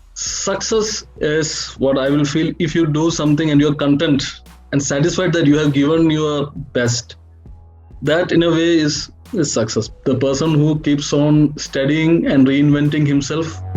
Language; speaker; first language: English; non-native, local second language; Malayalam